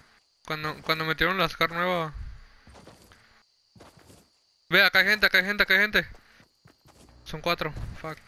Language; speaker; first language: Spanish; native; Spanish